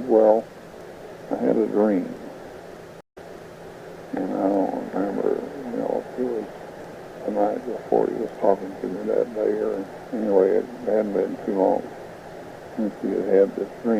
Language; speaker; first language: English; native; English